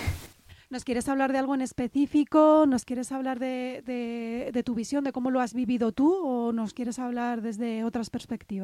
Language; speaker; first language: Spanish; native; Spanish